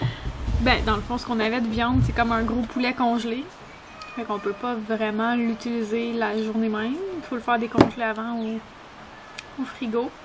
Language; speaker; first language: French; native; French